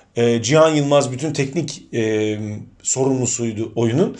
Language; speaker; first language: Turkish; native; Turkish